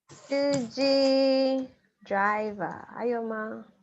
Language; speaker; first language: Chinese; non-native, fluent; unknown